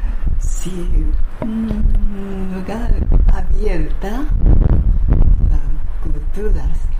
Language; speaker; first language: Spanish; non-native, learner; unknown